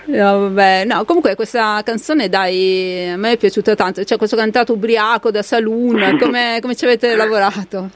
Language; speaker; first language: Italian; native; Italian